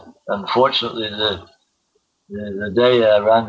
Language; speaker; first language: English; native; English